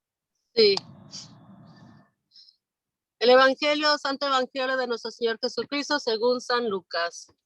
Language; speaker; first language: Spanish; native; Spanish